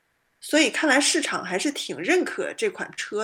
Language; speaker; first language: Chinese; native; Chinese